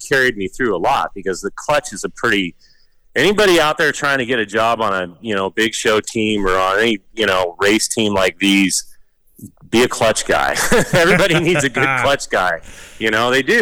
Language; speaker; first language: English; native; English